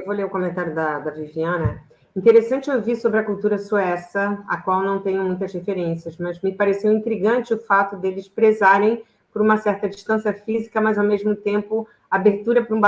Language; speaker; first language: Portuguese; native; Portuguese